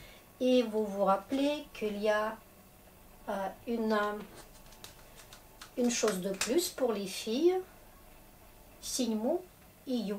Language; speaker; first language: French; non-native, fluent; Russian